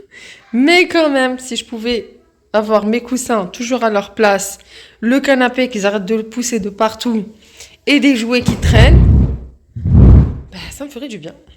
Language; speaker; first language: French; native; French